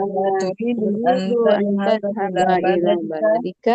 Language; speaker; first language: Arabic; non-native, learner; Indonesian